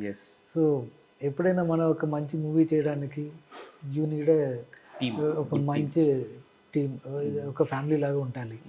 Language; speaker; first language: Telugu; non-native, learner; Malayalam